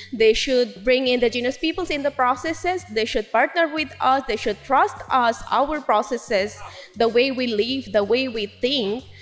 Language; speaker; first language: English; non-native, local second language; Kok Borok